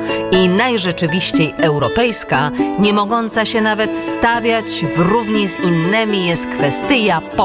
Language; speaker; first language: Polish; native; Polish